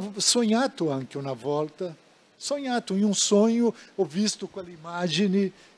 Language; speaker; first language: Italian; non-native, learner; Portuguese